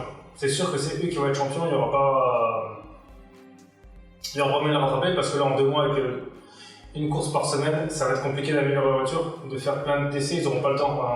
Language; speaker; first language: French; native; French